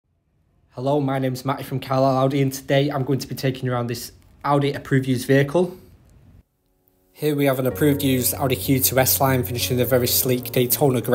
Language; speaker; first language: English; native; English